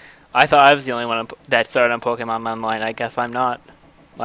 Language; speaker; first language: English; native; English